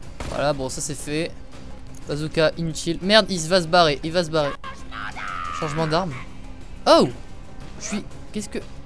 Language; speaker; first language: French; native; French